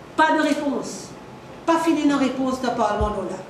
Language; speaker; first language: French; non-native, local second language; Morisyen